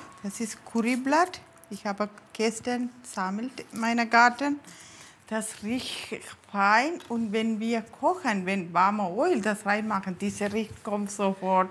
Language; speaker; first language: German; non-native, learner; Tamil